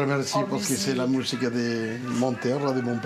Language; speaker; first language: French; non-native, fluent; Spanish